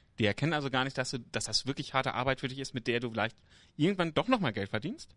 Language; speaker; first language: German; native; German